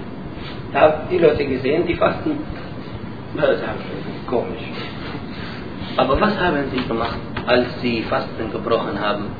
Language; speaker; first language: German; non-native, learner; Arabic